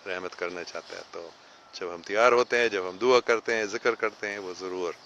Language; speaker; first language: Urdu; non-native, fluent; English